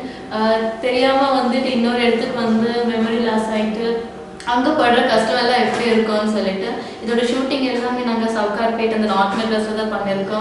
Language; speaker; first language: Tamil; non-native, local second language; Telugu